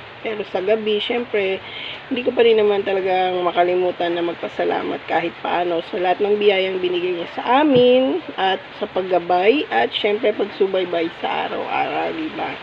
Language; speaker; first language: Filipino; native; Filipino